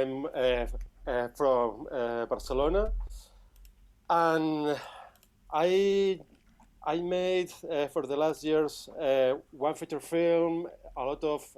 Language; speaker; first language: English; non-native, fluent; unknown